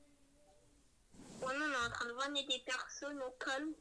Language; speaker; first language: French; native; French